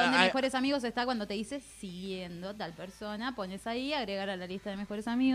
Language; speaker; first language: Spanish; native; Spanish